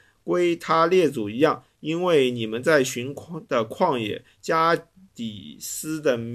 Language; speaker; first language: Chinese; native; Chinese